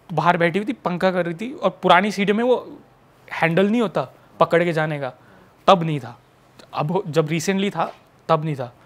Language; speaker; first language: Hindi; native; Hindi